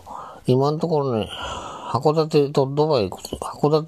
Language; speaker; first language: Japanese; native; Japanese